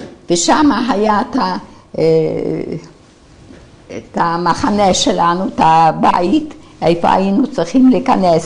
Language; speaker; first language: Hebrew; non-native, fluent; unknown